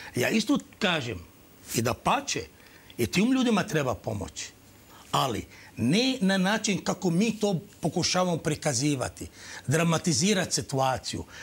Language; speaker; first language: Croatian; non-native, fluent; Arabic